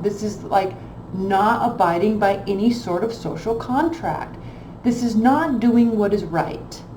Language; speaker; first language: English; native; English